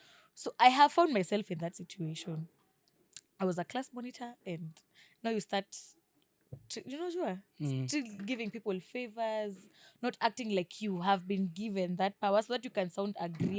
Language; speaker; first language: English; non-native, local second language; Swahili